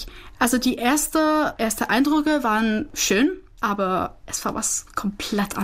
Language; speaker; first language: German; non-native, fluent; Czech